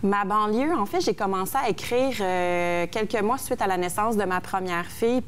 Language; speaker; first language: French; native; French